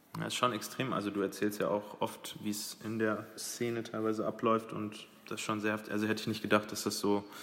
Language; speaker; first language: German; early bilingual, other home language; Arabic